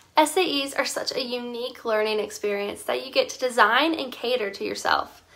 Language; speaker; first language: English; native; English